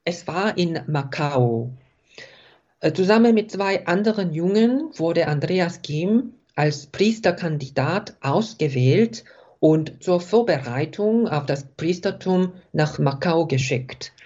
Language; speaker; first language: German; non-native, fluent; Korean